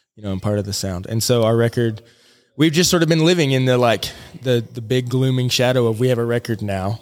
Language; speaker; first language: English; native; English